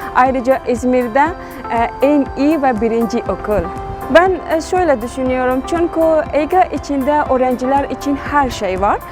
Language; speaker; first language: Turkish; non-native, learner; Persian